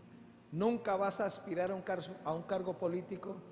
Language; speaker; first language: Spanish; native; Spanish